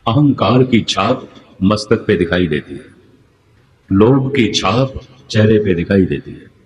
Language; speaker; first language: Urdu; non-native, local second language; Punjabi